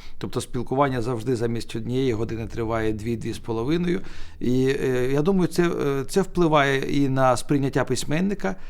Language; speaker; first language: Ukrainian; non-native, local second language; Russian